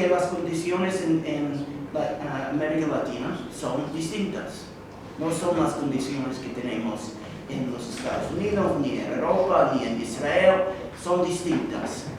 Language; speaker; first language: Spanish; non-native, fluent; English